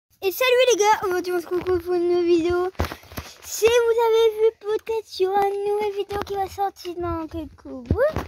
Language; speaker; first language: French; native; French